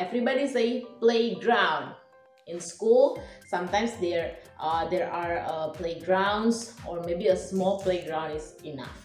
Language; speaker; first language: English; non-native, fluent; Indonesian